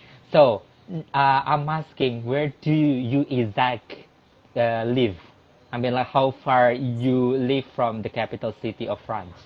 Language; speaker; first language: English; non-native, local second language; Indonesian